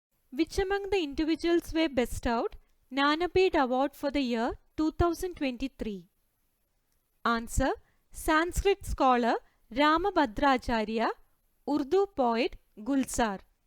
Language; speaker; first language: English; non-native, local second language; Malayalam